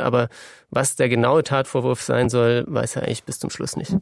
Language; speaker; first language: German; native; German